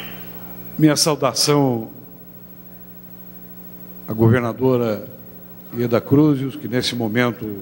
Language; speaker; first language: Portuguese; native; Portuguese